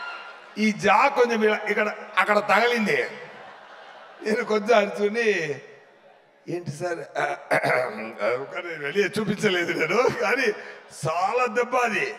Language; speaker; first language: Telugu; non-native, fluent; Tamil